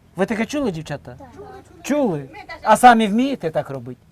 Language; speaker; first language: Ukrainian; native; Ukrainian